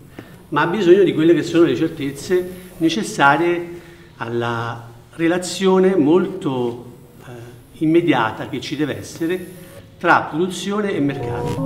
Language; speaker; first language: Italian; native; Italian